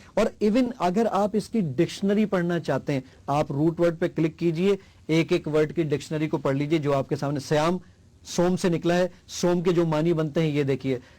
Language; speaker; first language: Urdu; native; Urdu